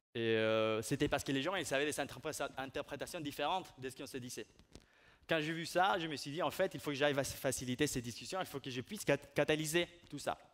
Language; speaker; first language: French; non-native, fluent; Spanish